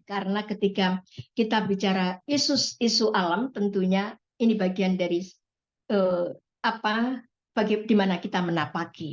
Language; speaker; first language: Indonesian; native; Indonesian